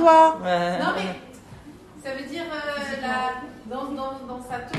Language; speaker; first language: French; native; French